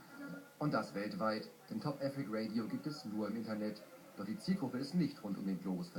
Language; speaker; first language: German; native; German